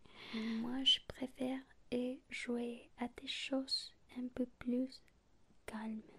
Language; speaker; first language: French; non-native, learner; Spanish